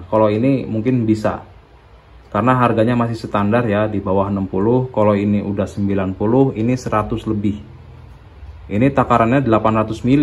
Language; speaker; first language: Indonesian; non-native, local second language; Sundanese